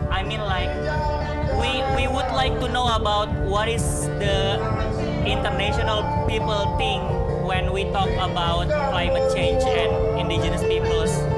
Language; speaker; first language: English; non-native, fluent; Indonesian